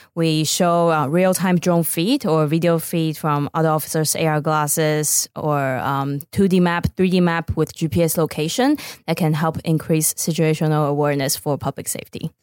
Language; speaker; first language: English; non-native, fluent; Chinese